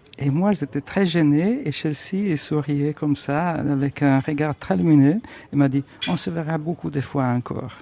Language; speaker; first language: French; non-native, fluent; Italian